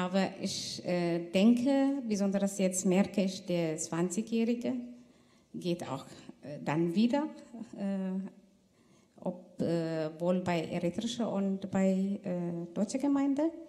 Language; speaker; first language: German; non-native, fluent; Tigrinya